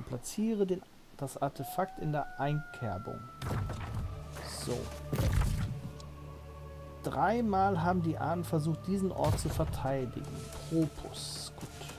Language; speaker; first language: German; native; German